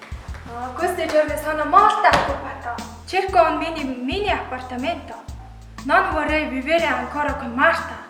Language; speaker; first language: Italian; non-native, learner; Mongolian